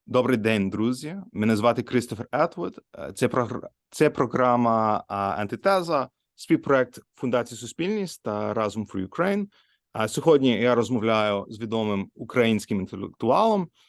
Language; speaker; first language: Ukrainian; non-native, learner; English